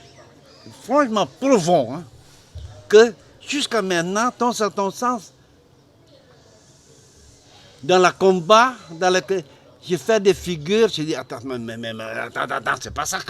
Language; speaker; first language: French; non-native, learner; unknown